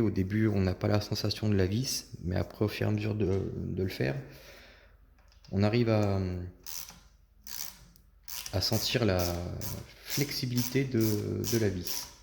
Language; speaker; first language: French; native; French